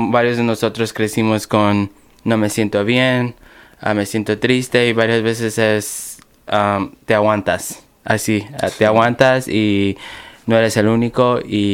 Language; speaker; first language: Spanish; early bilingual, other home language; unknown